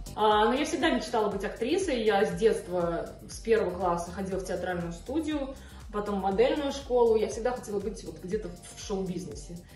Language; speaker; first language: Russian; native; Russian